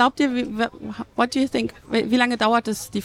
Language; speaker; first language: German; native; German